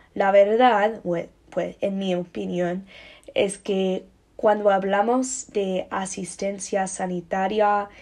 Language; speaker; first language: Spanish; non-native, learner; English